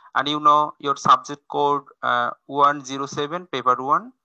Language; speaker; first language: English; non-native, local second language; Bangla